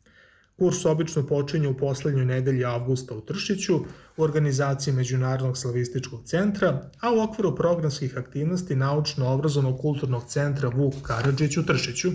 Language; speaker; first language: Serbian; native; Serbian